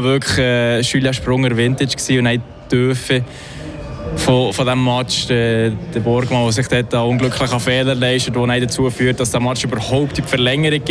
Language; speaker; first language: German; native; German